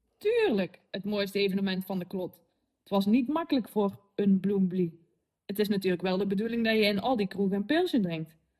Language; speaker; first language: Dutch; native; Dutch